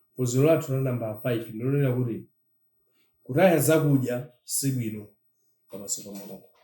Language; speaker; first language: Nyanja; non-native, local second language; Tumbuka